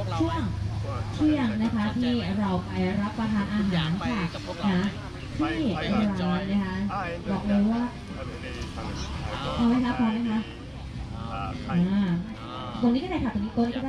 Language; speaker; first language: Thai; native; Thai